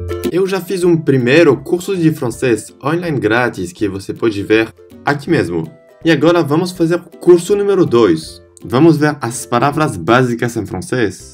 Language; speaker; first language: Portuguese; non-native, fluent; French